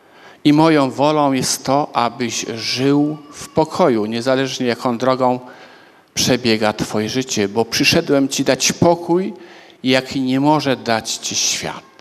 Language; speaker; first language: Polish; native; Polish